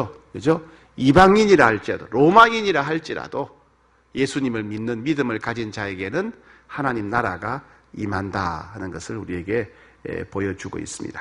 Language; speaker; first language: Korean; native; Korean